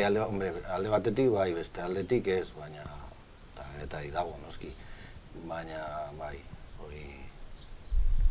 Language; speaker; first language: Basque; non-native, local second language; Spanish